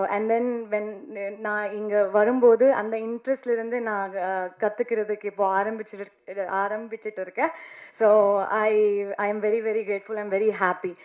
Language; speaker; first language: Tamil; non-native, learner; Kannada